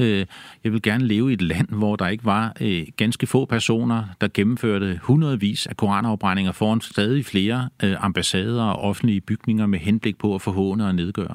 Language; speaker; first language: Danish; native; Danish